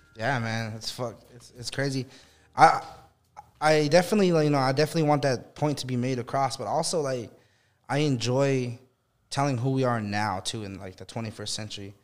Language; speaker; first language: English; native; English